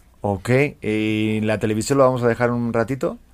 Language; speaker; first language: Spanish; native; Spanish